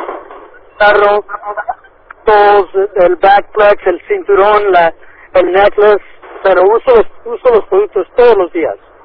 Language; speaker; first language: Spanish; early bilingual, heritage; Spanish